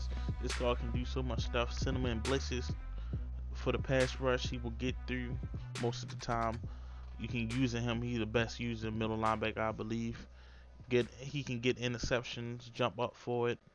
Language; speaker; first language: English; native; English